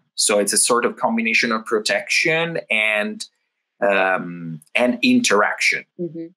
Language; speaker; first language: English; non-native, fluent; Italian